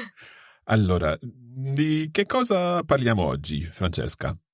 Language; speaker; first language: Italian; non-native, fluent; English